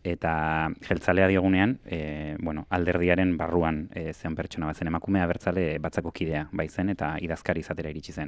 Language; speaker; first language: Basque; native; Basque